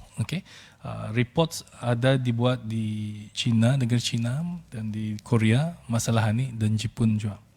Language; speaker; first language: Malay; native; Malay